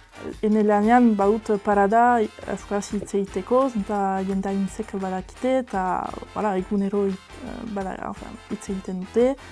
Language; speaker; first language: Basque; non-native, local second language; French